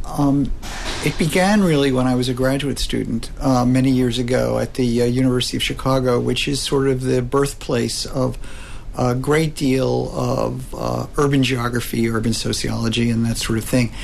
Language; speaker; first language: English; native; English